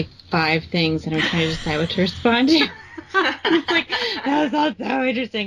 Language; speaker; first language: English; native; English